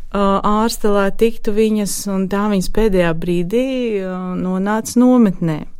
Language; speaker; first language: Latvian; native; Latvian